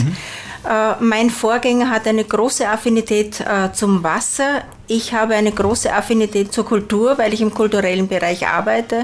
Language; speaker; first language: German; native; German